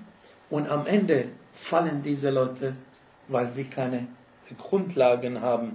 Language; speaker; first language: German; non-native, fluent; Arabic